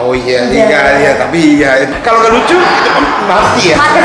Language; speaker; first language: Indonesian; non-native, fluent; Japanese